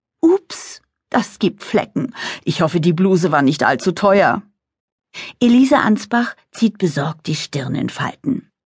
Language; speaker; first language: German; native; German